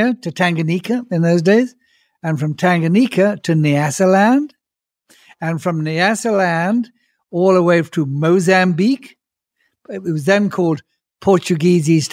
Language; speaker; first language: English; native; English